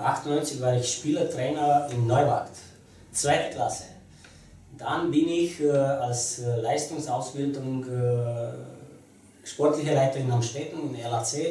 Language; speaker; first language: German; non-native, fluent; Romanian